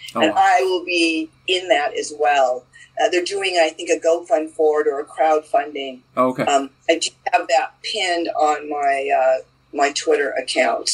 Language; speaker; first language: English; native; English